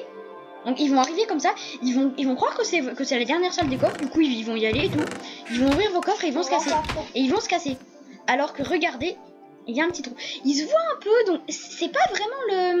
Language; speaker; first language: French; native; French